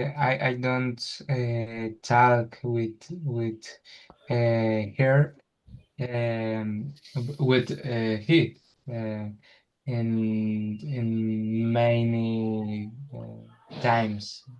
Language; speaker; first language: English; non-native, learner; Spanish